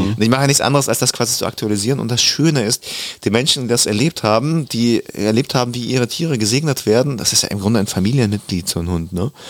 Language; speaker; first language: German; early bilingual, other home language; Russian